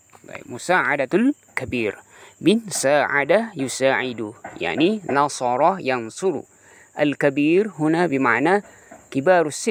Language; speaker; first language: Arabic; non-native, fluent; Indonesian